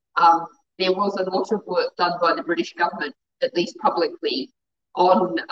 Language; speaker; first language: English; native; English